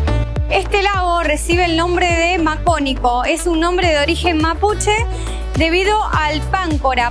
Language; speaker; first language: Spanish; native; Spanish